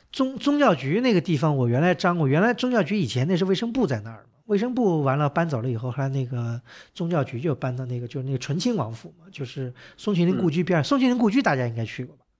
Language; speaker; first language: Chinese; native; Chinese